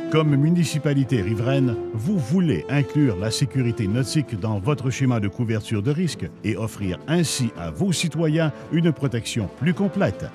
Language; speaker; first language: French; native; French